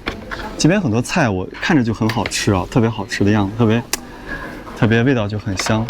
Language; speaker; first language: Chinese; native; Chinese